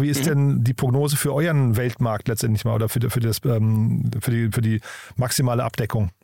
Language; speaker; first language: German; native; German